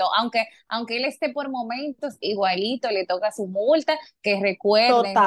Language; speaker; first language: Spanish; native; Spanish